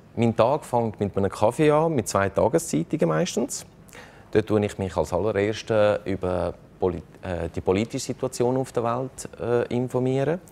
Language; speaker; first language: German; native; German